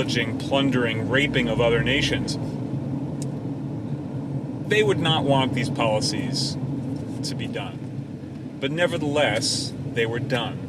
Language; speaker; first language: English; native; English